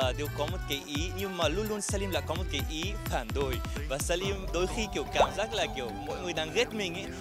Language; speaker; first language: Vietnamese; non-native, fluent; Arabic